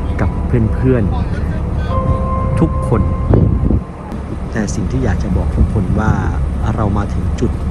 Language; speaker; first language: Thai; native; Thai